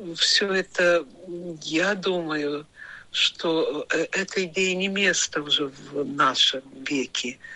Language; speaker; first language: Russian; native; Russian